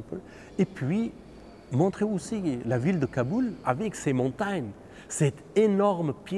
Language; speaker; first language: French; non-native, fluent; Persian